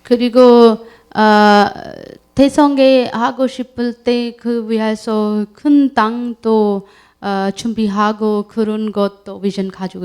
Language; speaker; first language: Korean; non-native, learner; Urdu